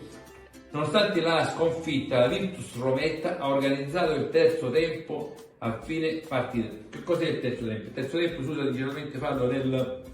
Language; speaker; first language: Italian; native; Italian